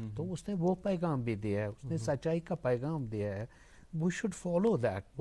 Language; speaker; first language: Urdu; non-native, local second language; Kashmiri